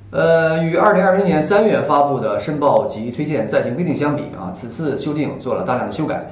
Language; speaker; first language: Chinese; native; Chinese